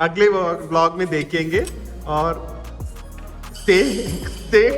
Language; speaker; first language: Hindi; non-native, local second language; Malayalam